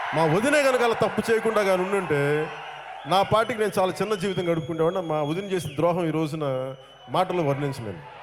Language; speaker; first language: Telugu; native; Telugu